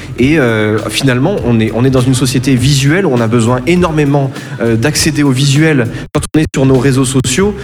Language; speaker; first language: French; native; French